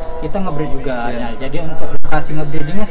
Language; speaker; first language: Indonesian; native; Indonesian